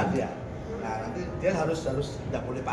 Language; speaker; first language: Indonesian; native; Indonesian